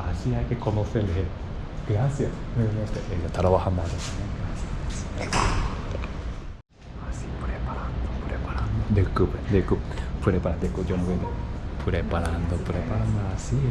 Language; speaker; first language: Spanish; non-native, learner; Japanese